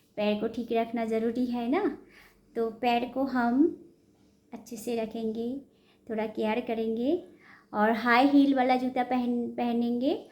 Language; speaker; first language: Hindi; non-native, local second language; Bangla